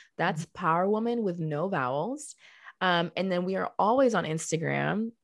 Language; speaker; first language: English; early bilingual, other home language; Spanish